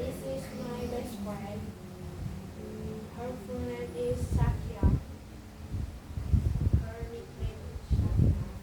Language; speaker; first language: English; non-native, learner; Indonesian